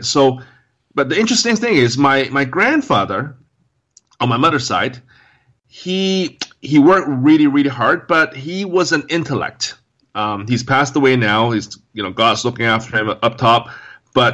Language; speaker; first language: English; non-native, local second language; Cantonese